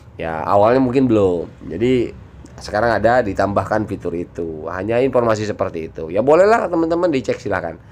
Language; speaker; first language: Indonesian; native; Indonesian